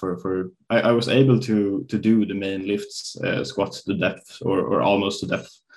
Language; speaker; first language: English; non-native, fluent; Swedish